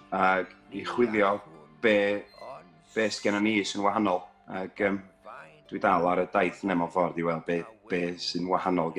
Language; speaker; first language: Welsh; native; Welsh